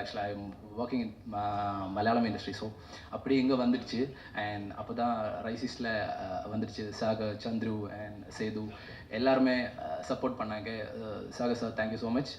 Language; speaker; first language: Tamil; non-native, learner; Malayalam